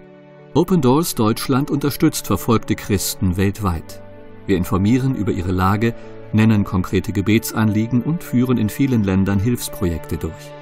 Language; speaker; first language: German; native; German